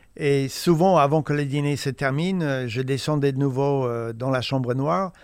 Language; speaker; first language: French; non-native, fluent; English